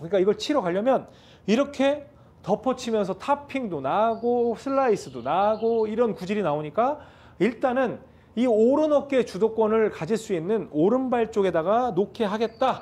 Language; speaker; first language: Korean; native; Korean